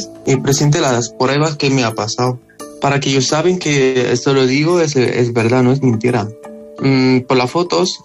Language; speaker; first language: Spanish; non-native, learner; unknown